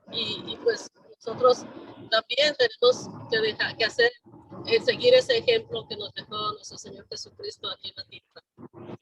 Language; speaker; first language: Spanish; native; Spanish